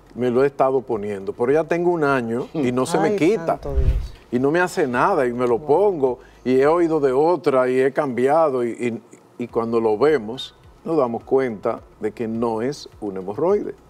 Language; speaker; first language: Spanish; native; Spanish